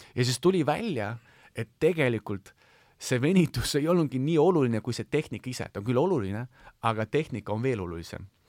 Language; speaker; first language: Estonian; non-native, local second language; Russian